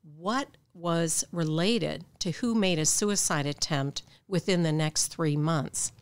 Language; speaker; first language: English; native; English